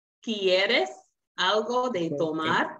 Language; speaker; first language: Spanish; non-native, learner; English